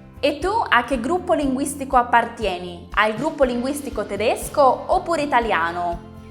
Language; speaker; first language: Italian; native; Italian